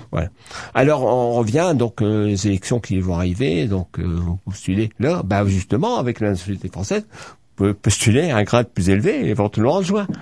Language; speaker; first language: French; native; French